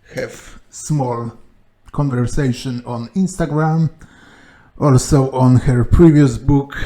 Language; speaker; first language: English; non-native, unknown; Polish